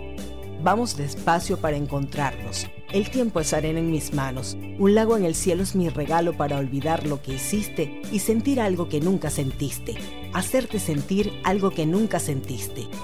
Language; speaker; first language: Spanish; native; Spanish